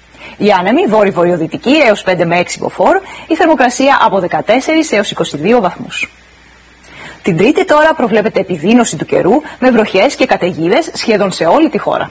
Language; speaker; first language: Greek; native; Greek